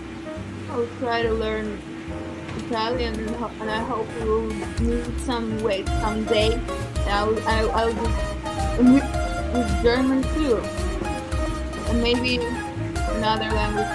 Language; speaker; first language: English; non-native, fluent; Russian